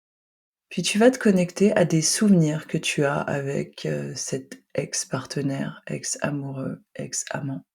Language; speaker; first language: French; native; French